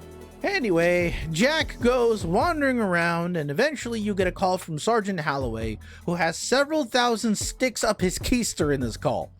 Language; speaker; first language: English; native; English